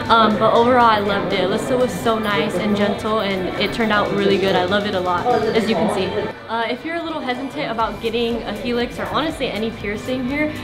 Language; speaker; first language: English; native; English